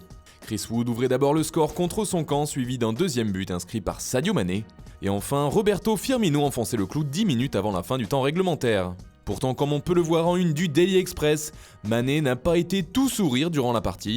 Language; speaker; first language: French; native; French